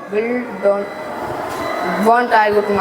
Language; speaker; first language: English; non-native, learner; Hindi